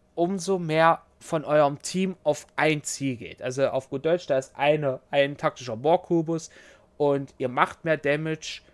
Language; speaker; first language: German; native; German